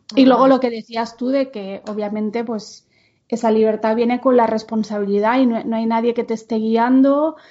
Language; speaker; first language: Spanish; non-native, local second language; Catalan